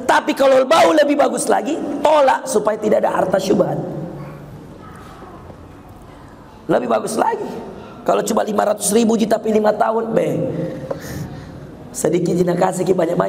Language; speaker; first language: Indonesian; native; Indonesian